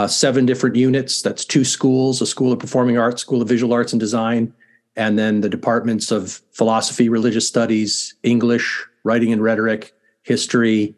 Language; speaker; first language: English; native; English